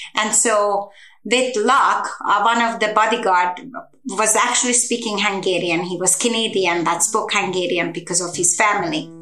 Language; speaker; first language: English; non-native, fluent; Hungarian